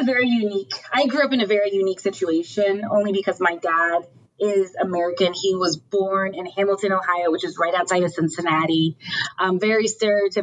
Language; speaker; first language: English; early bilingual, other home language; French